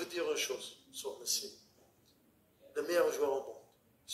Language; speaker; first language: French; non-native, learner; Arabic